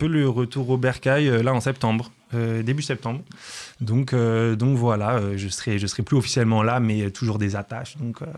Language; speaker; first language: French; native; French